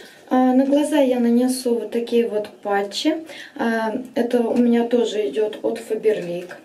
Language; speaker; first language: Russian; native; Russian